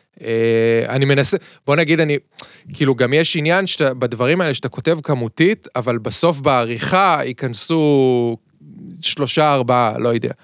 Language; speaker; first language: Hebrew; native; Hebrew